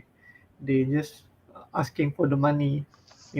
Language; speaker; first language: English; non-native, fluent; Malay